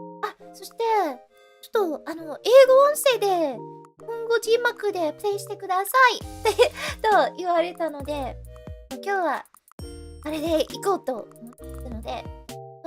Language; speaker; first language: Japanese; non-native, fluent; English